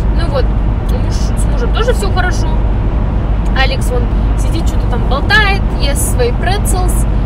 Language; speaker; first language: Russian; native; Russian